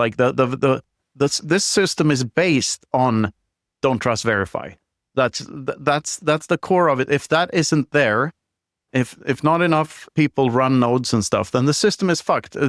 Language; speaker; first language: English; non-native, fluent; Swedish